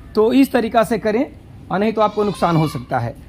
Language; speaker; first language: Hindi; native; Hindi